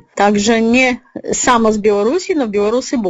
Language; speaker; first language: Belarusian; non-native, local second language; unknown